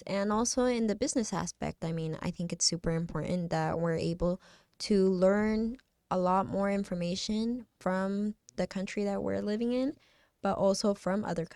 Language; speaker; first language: English; non-native, fluent; Spanish